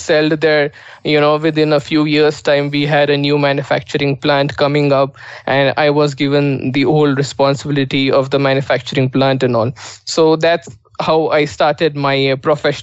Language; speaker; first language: English; non-native, local second language; Marathi